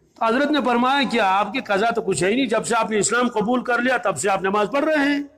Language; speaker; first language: Urdu; native; Urdu